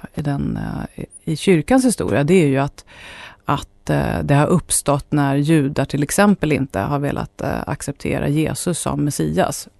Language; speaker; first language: Swedish; native; Swedish